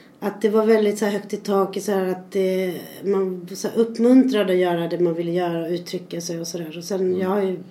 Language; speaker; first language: Swedish; early bilingual, other home language; Spanish